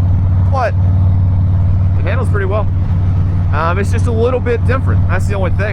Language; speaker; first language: English; native; English